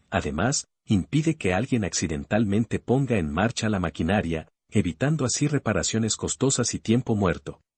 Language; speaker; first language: Spanish; native; Spanish